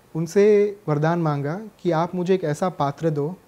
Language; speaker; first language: Hindi; non-native, local second language; Gujarati